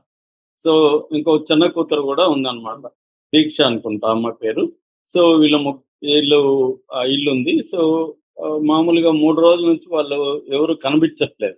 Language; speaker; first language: Telugu; native; Telugu